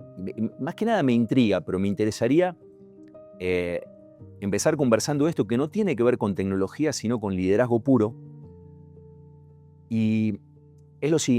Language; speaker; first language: Spanish; native; Spanish